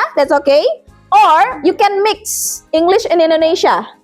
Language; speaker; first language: English; non-native, fluent; Indonesian